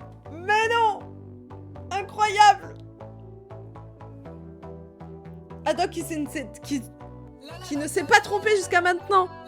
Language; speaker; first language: French; native; French